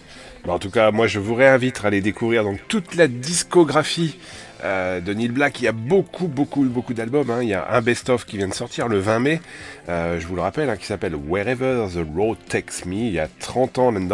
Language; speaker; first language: French; native; French